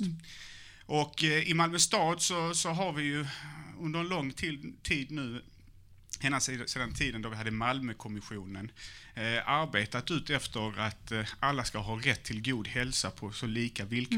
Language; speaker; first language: Swedish; native; Swedish